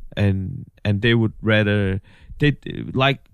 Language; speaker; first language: English; non-native, fluent; Danish